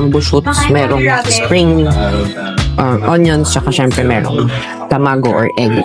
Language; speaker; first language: Filipino; native; Filipino